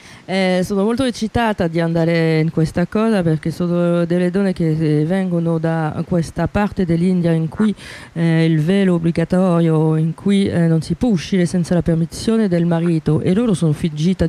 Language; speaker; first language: Italian; non-native, fluent; French